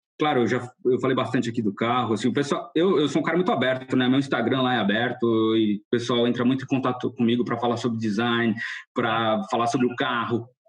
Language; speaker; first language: Portuguese; native; Portuguese